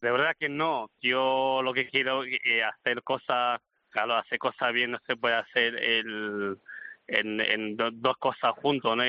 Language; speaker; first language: Spanish; non-native, learner; Chinese